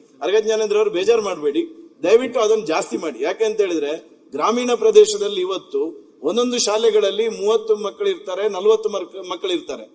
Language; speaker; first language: Kannada; native; Kannada